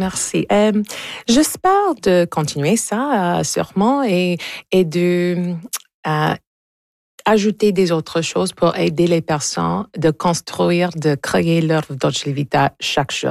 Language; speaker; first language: French; non-native, local second language; English